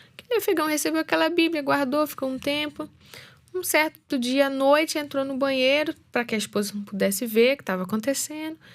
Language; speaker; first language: Portuguese; native; Portuguese